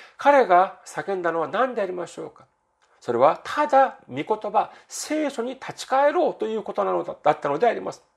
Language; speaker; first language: Japanese; non-native, fluent; Korean